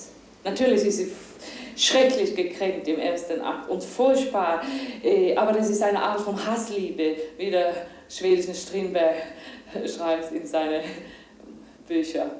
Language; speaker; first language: German; non-native, fluent; Swedish